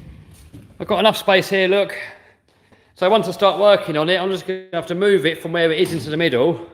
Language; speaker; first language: English; native; English